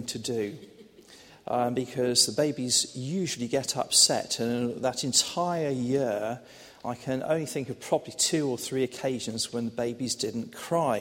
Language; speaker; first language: English; native; English